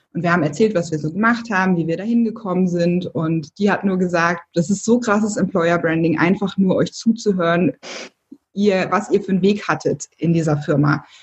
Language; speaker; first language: German; native; German